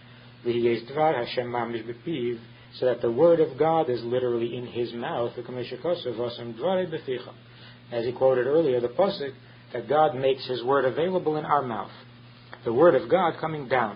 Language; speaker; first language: English; native; English